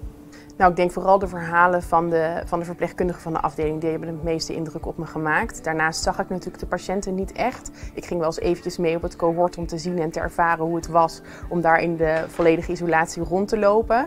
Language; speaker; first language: Dutch; native; Dutch